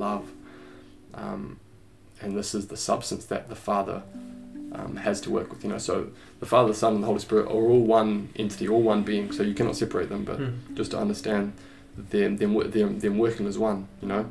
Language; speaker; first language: English; native; English